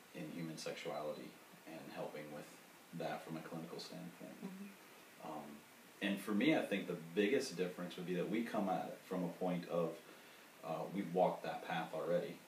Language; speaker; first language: English; native; English